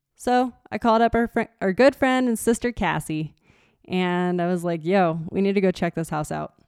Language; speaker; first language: English; native; English